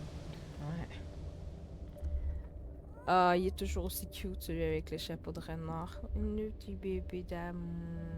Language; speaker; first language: French; native; French